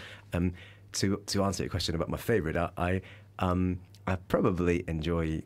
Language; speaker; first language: English; early bilingual, other home language; Russian